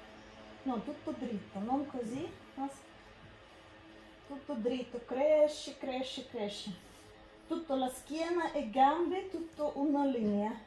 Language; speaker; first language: Italian; non-native, learner; Russian